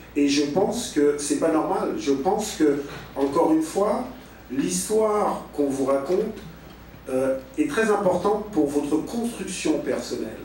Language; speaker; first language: French; native; French